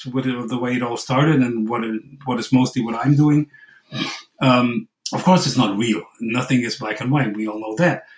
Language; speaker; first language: English; non-native, fluent; German